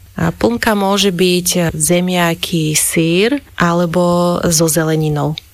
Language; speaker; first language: Slovak; non-native, fluent; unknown